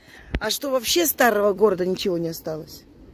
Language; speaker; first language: Russian; native; Russian